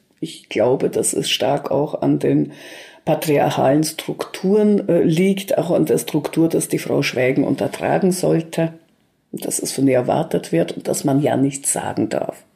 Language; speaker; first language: German; early bilingual, other home language; Russian